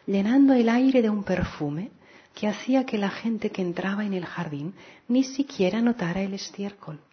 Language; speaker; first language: Spanish; non-native, local second language; Catalan